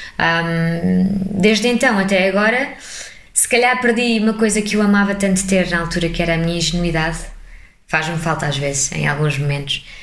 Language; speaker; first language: Portuguese; early bilingual, heritage; English